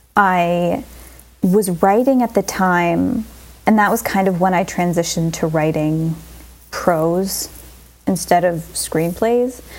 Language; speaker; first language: English; native; English